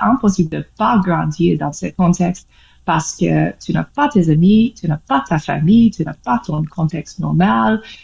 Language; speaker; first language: French; non-native, learner; English